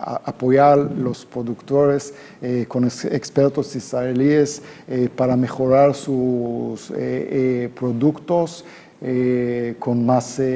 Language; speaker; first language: Spanish; non-native, fluent; Hebrew